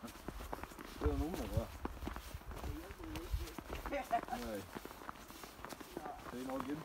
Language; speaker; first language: Danish; native; Danish